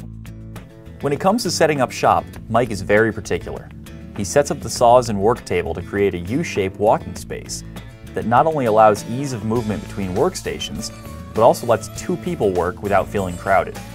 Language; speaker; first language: English; native; English